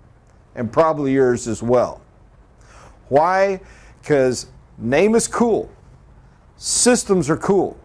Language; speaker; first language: English; native; English